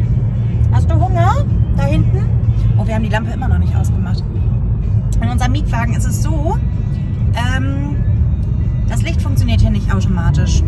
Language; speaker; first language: German; native; German